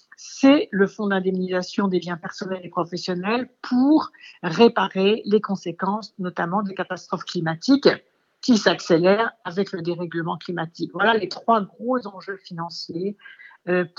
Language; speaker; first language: French; native; French